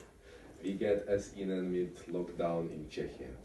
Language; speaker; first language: German; non-native, learner; Czech